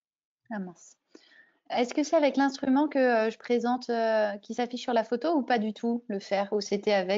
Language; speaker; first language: French; native; French